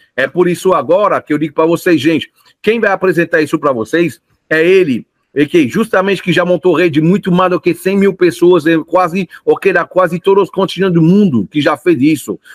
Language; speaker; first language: Portuguese; non-native, fluent; French